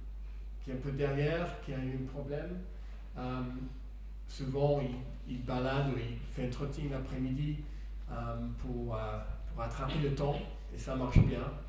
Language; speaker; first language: French; non-native, fluent; English